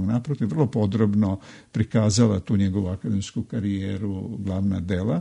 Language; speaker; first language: Serbian; native; Serbian